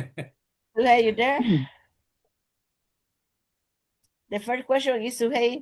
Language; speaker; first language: English; non-native, learner; Spanish